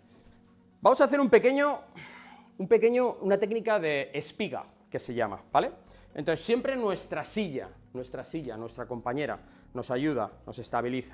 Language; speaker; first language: Spanish; native; Spanish